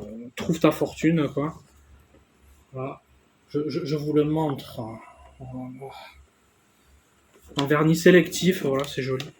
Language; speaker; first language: French; native; French